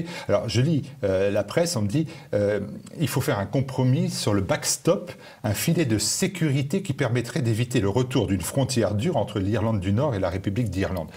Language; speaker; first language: French; native; French